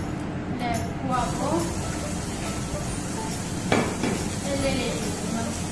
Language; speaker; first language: French; non-native, learner; Italian